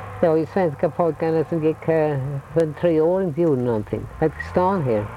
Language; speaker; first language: Swedish; native; Swedish